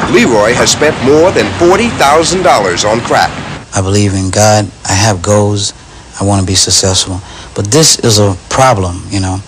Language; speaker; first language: English; native; English